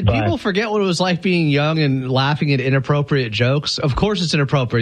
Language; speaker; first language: English; native; English